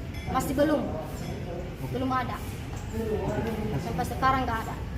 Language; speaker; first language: Indonesian; non-native, local second language; Nias